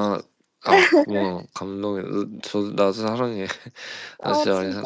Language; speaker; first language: Korean; early bilingual, heritage; Korean